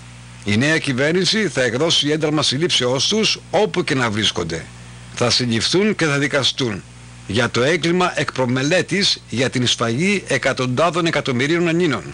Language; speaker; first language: Greek; native; Greek